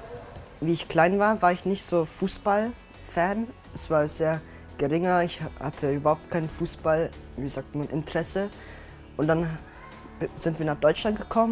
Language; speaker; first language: German; early bilingual, other home language; Czech